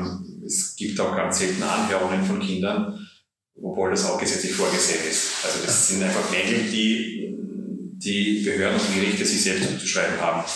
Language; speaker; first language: German; native; German